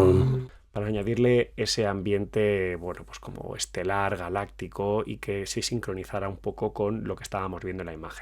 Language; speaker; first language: Spanish; native; Spanish